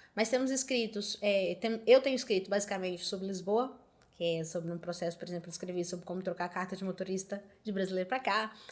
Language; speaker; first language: Portuguese; native; Portuguese